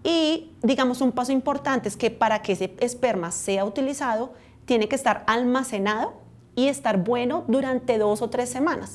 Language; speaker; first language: Spanish; native; Spanish